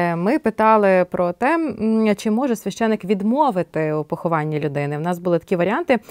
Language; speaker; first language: Ukrainian; native; Ukrainian